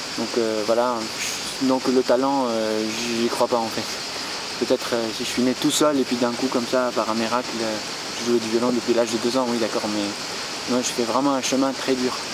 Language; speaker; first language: French; non-native, fluent; Arabic